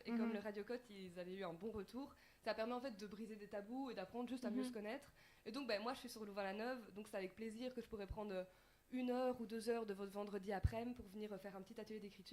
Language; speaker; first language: French; native; French